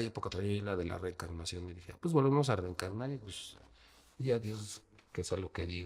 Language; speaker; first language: Spanish; native; Spanish